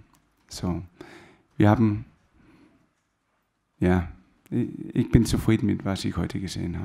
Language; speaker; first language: German; non-native, fluent; Danish